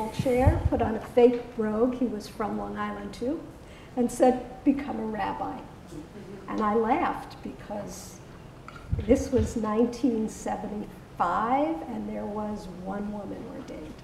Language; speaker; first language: English; native; English